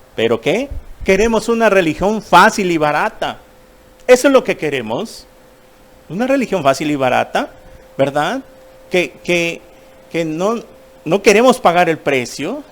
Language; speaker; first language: Spanish; native; Spanish